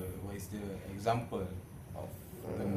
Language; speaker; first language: English; non-native, local second language; Malay